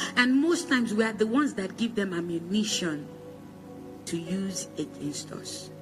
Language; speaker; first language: English; non-native, local second language; Igbo